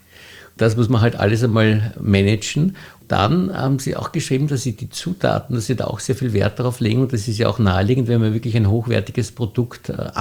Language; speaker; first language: German; native; German